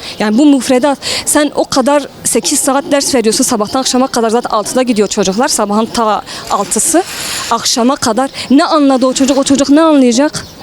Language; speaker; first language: Turkish; non-native, local second language; Kurdish